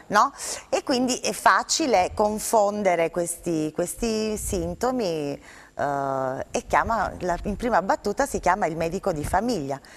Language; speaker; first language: Italian; native; Italian